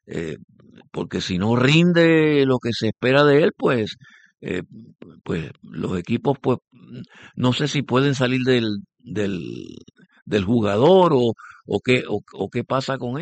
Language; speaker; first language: Spanish; native; Spanish